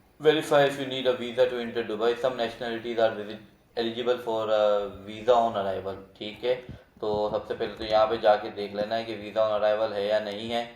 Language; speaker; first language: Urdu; native; Urdu